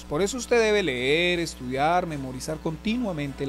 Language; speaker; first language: Spanish; native; Spanish